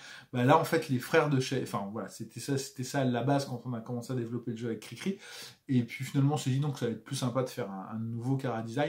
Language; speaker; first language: French; native; French